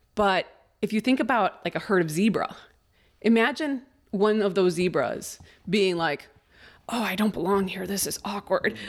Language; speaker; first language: English; early bilingual, other home language; Spanish